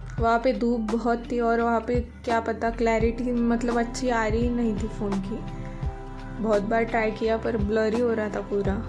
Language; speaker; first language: Hindi; non-native, local second language; Marathi